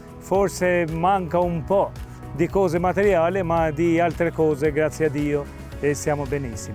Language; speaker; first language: Italian; non-native, fluent; Albanian